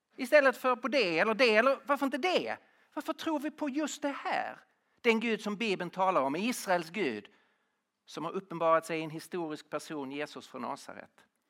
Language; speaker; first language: Swedish; native; Swedish